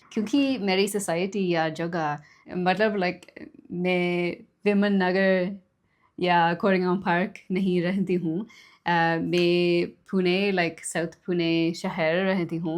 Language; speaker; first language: Hindi; non-native, learner; English